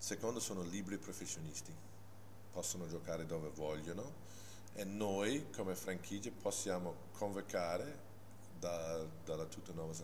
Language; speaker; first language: Italian; non-native, fluent; English